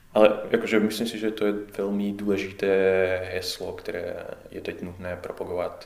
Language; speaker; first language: Czech; non-native, fluent; Russian